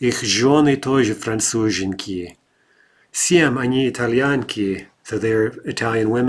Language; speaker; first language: Russian; non-native, fluent; English